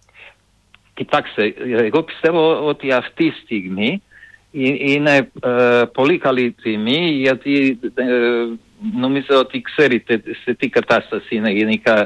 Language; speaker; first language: Greek; non-native, fluent; Serbian